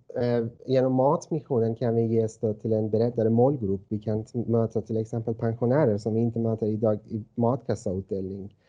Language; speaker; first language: Swedish; non-native, fluent; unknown